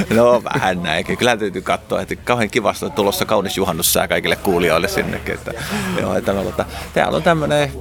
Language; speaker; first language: Finnish; native; Finnish